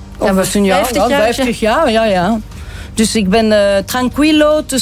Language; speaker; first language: Dutch; non-native, local second language; French